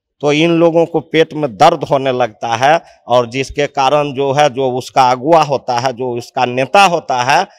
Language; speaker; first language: Hindi; native; Hindi